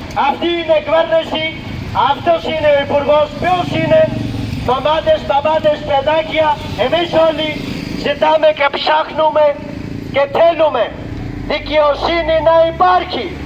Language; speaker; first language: Greek; non-native, learner; Urdu